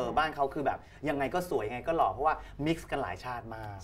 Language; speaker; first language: Thai; native; Thai